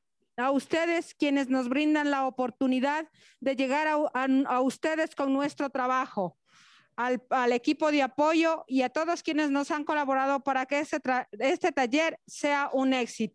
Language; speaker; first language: Spanish; native; Spanish